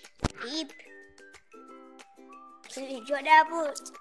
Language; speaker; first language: Persian; native; Persian